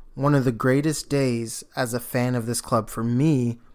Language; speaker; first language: English; early bilingual, other home language; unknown